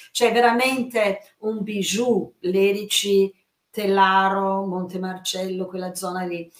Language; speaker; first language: Italian; non-native, fluent; English